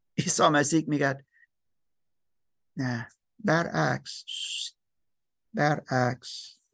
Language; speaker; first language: Persian; non-native, learner; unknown